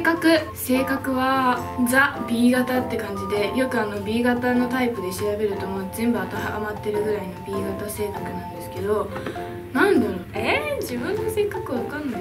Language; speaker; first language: Japanese; native; Japanese